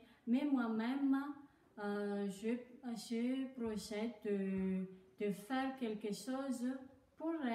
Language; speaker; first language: French; non-native, local second language; Malagasy